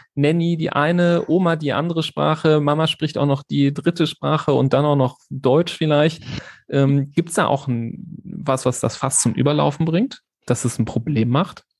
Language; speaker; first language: German; native; German